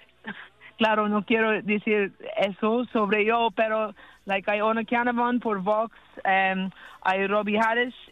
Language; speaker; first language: Spanish; non-native, learner; English